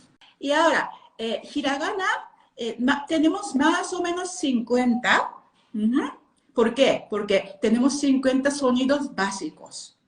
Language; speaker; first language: Spanish; non-native, learner; Japanese